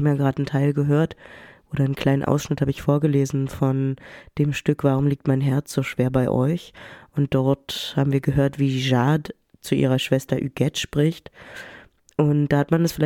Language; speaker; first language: German; early bilingual, other home language; French